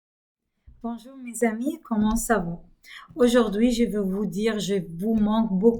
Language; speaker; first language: French; non-native, fluent; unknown